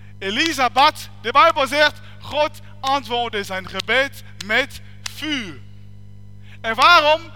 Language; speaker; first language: Dutch; non-native, fluent; French